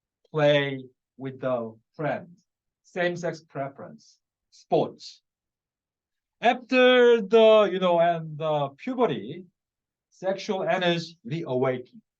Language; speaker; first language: English; non-native, fluent; Korean